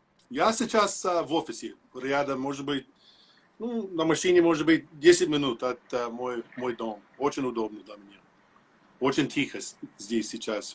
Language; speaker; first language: Russian; non-native, learner; English